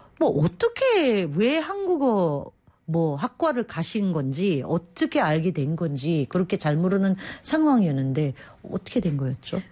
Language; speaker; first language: Korean; native; Korean